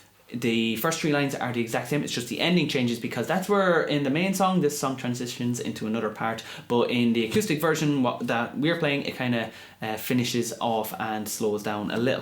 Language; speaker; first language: English; native; English